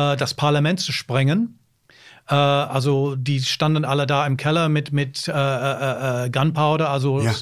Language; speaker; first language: German; non-native, fluent; English